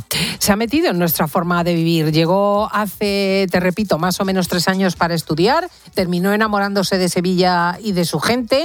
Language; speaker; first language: Spanish; native; Spanish